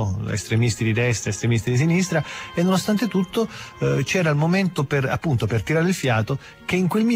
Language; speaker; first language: Italian; native; Italian